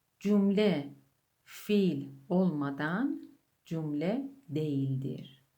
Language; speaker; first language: Turkish; non-native, fluent; Persian